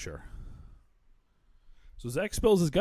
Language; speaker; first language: English; native; English